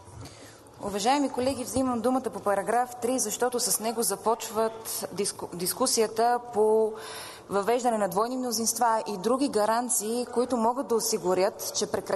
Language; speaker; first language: Bulgarian; native; Bulgarian